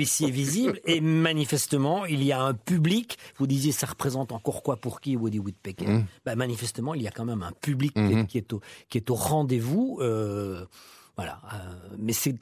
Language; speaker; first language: French; native; French